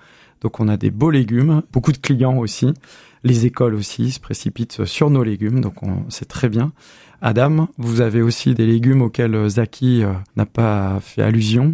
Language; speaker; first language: French; native; French